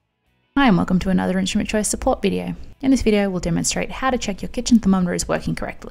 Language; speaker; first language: English; native; English